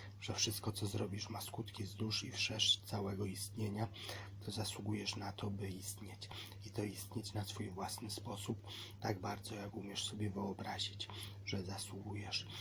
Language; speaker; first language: Polish; native; Polish